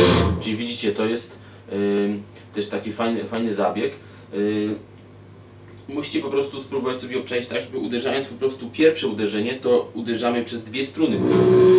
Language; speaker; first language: Polish; native; Polish